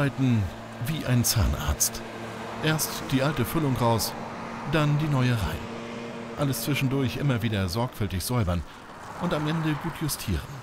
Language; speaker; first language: German; native; German